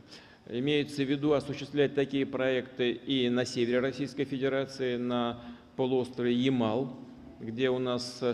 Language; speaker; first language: Russian; native; Russian